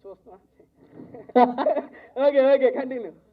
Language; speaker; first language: Telugu; native; Telugu